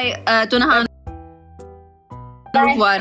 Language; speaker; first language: French; non-native, learner; Turkish